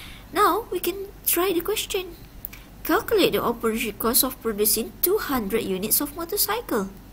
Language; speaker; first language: English; non-native, local second language; Malay